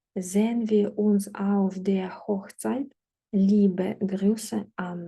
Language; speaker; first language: German; non-native, fluent; Ukrainian